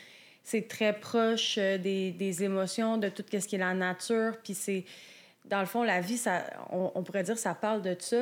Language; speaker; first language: French; native; French